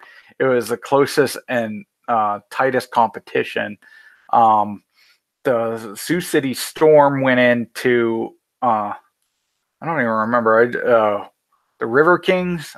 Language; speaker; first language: English; native; English